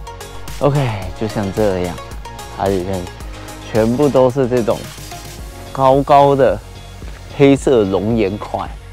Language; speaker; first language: Chinese; native; Chinese